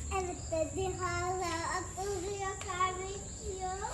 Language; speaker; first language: Turkish; early bilingual, heritage; Turkish